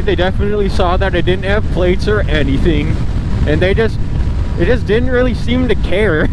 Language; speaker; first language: English; native; English